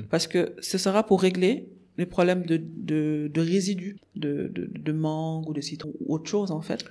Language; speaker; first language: French; non-native, local second language; Wolof